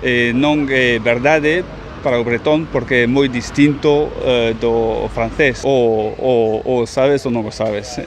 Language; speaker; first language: Galician; non-native, fluent; French